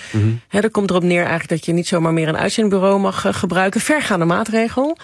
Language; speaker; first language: Dutch; native; Dutch